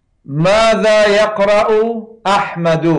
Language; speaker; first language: Arabic; non-native, fluent; Persian